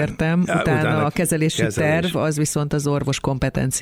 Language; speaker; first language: Hungarian; native; Hungarian